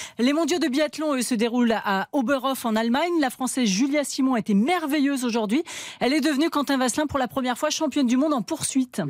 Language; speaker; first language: French; native; French